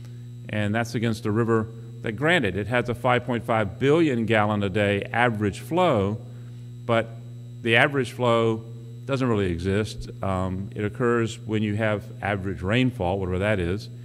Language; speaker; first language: English; native; English